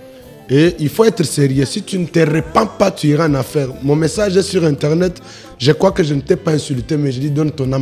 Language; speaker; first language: French; non-native, local second language; Lingala